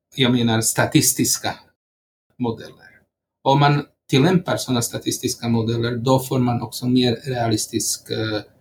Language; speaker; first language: Swedish; non-native, fluent; Slovak